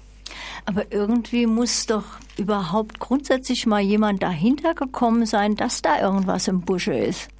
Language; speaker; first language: German; native; German